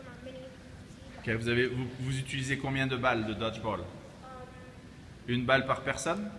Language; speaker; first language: French; native; French